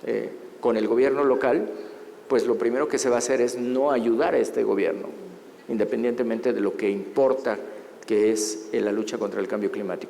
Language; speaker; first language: Spanish; native; Spanish